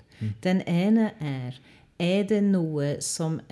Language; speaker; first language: Norwegian; non-native, fluent; English